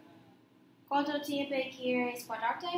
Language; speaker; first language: Spanish; non-native, learner; English